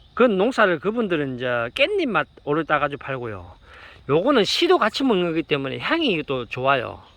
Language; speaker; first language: Korean; native; Korean